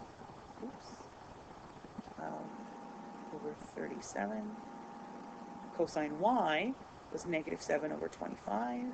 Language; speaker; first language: English; native; English